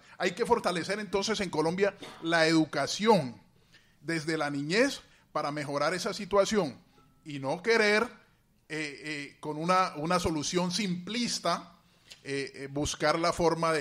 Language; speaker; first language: Spanish; native; Spanish